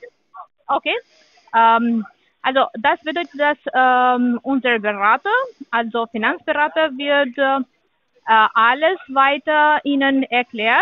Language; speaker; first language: German; non-native, learner; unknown